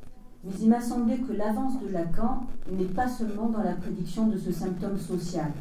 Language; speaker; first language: French; native; French